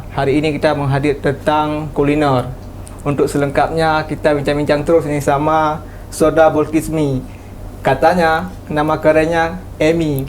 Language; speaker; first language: Indonesian; native; Indonesian